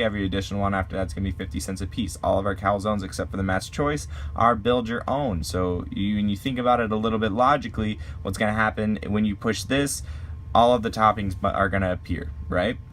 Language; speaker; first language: English; native; English